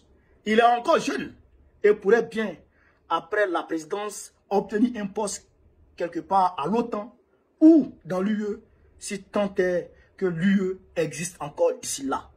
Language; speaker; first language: French; non-native, local second language; Bambara